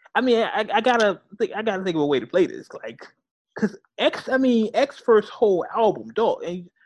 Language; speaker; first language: English; native; English